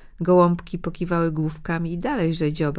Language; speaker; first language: Polish; native; Polish